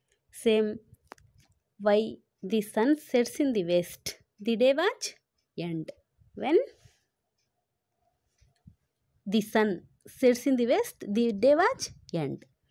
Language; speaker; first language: English; non-native, local second language; Telugu